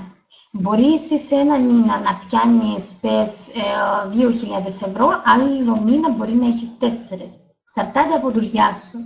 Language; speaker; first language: Greek; non-native, learner; Russian